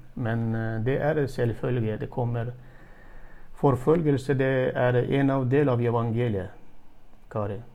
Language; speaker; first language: Norwegian; non-native, fluent; Turkmen